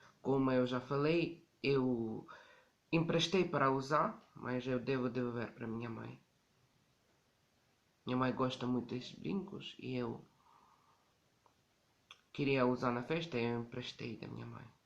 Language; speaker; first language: Portuguese; non-native, learner; Ukrainian